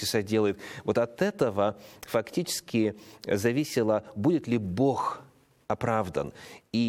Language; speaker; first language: Russian; native; Russian